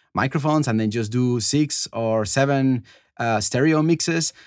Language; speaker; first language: English; non-native, fluent; Spanish